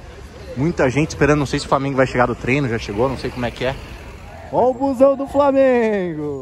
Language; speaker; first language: Portuguese; native; Portuguese